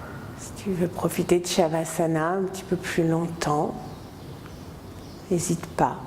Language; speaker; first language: French; native; French